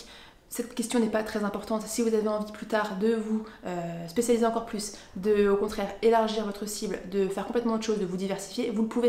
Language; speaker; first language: French; native; French